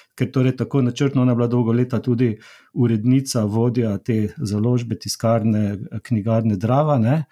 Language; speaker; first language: Slovenian; native; Slovenian